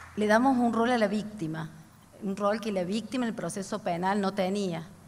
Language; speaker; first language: Spanish; native; Spanish